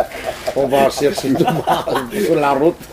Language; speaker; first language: French; non-native, fluent; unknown